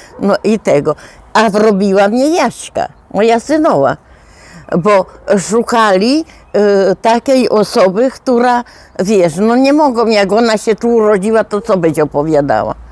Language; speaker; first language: Polish; non-native, local second language; Rusyn